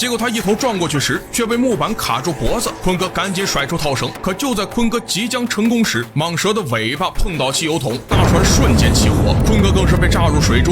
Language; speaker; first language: Chinese; native; Chinese